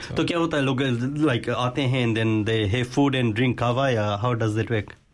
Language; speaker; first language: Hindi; native; Hindi